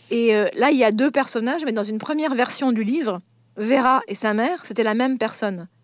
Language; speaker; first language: French; native; French